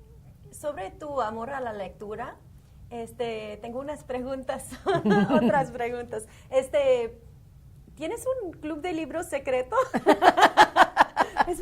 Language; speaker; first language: Spanish; early bilingual, heritage; Spanish